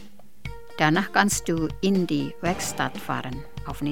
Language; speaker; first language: German; non-native, fluent; Indonesian